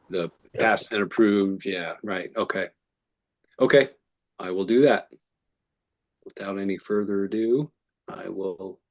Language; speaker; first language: English; native; English